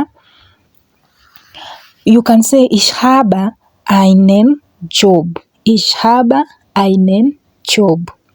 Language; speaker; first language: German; non-native, fluent; English